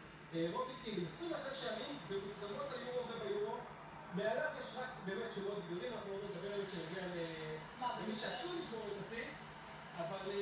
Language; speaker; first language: Hebrew; native; Hebrew